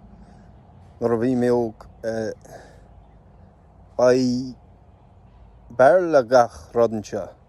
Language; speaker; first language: Irish; non-native, local second language; English